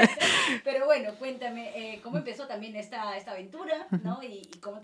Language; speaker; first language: Spanish; native; Spanish